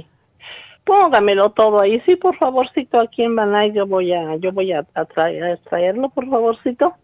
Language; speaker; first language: Spanish; early bilingual, heritage; Spanish